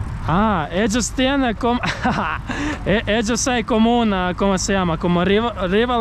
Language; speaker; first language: Spanish; non-native, learner; Croatian